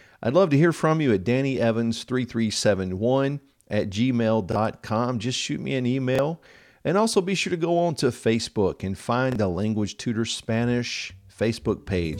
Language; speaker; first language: English; native; English